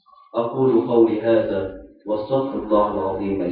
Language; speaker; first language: Arabic; native; Arabic